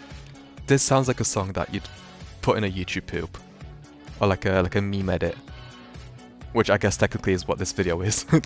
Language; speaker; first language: English; native; English